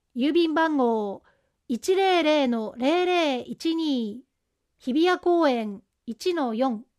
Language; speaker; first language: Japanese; native; Japanese